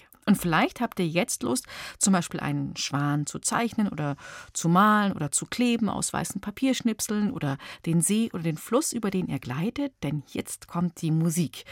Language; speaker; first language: German; native; German